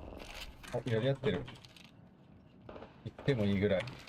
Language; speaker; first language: Japanese; native; Japanese